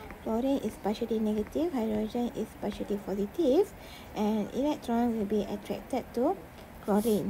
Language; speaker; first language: English; non-native, local second language; Malay